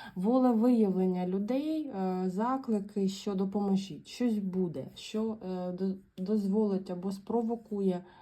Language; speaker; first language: Ukrainian; native; Ukrainian